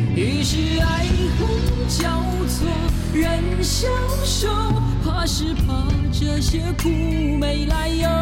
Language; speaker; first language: Chinese; non-native, local second language; Min Nan Chinese